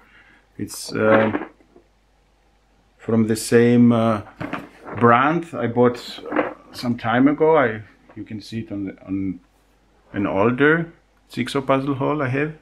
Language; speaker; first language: English; non-native, fluent; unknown